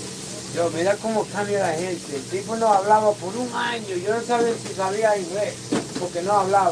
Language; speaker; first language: Spanish; early bilingual, heritage; Spanish